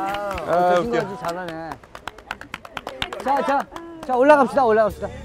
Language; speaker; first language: Korean; native; Korean